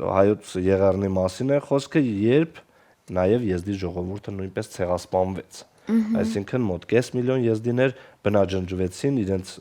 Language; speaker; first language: Armenian; non-native, local second language; Kurdish